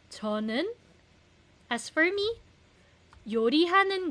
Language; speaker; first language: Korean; non-native, fluent; Filipino